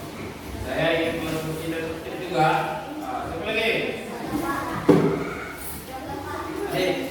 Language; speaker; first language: Indonesian; native; Indonesian